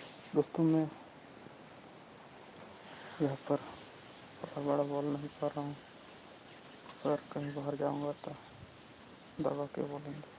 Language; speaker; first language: Hindi; non-native, local second language; Santali